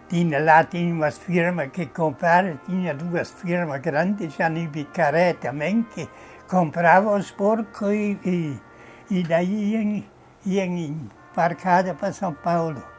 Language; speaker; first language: Portuguese; non-native, fluent; German